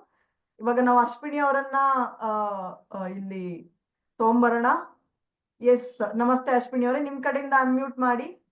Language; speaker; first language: Kannada; native; Kannada